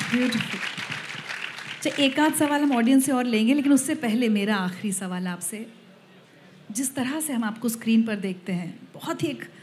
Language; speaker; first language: Hindi; native; Hindi